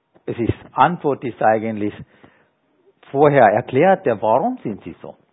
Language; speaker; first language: German; non-native, fluent; Sinhala